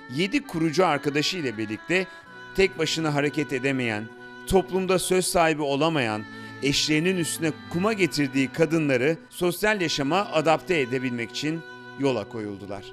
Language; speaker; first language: Turkish; native; Turkish